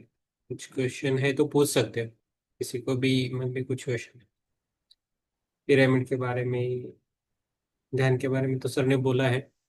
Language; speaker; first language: Hindi; native; Hindi